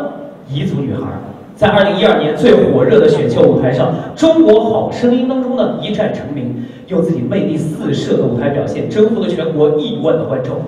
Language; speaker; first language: Chinese; native; Chinese